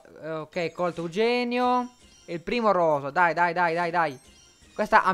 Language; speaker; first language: Italian; native; Italian